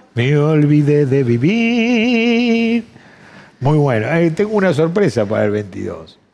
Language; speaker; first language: Spanish; native; Spanish